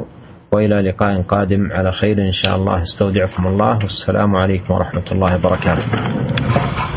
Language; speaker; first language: Arabic; native; Arabic